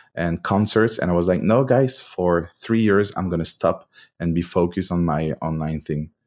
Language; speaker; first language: English; non-native, fluent; French